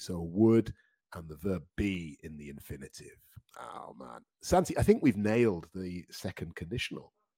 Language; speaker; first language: English; native; English